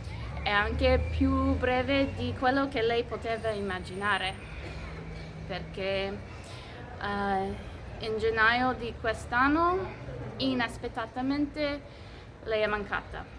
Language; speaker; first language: Italian; non-native, fluent; English